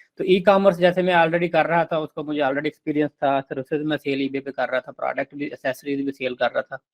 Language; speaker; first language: Urdu; non-native, local second language; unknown